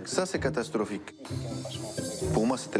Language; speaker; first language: French; non-native, fluent; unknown